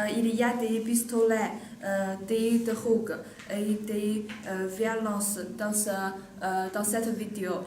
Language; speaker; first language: French; non-native, learner; Chinese